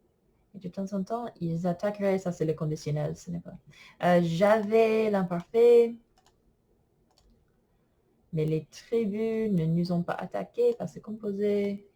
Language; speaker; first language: French; non-native, fluent; English